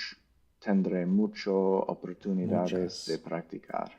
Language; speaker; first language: Spanish; non-native, learner; English